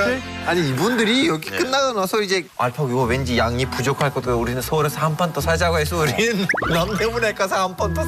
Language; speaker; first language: Korean; non-native, fluent; Turkish